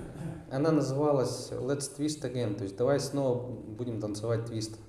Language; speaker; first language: Russian; native; Russian